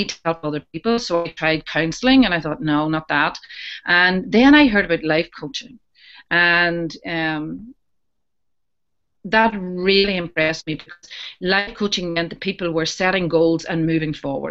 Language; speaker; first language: English; native; English